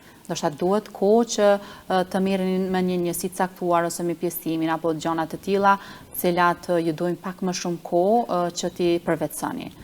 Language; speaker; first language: Albanian; native; Albanian